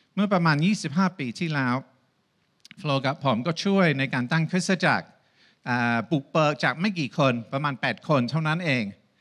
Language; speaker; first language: Thai; non-native, fluent; English